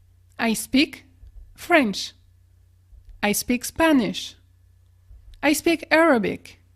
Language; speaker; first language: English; non-native, fluent; French